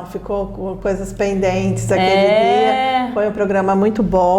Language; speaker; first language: Portuguese; native; Portuguese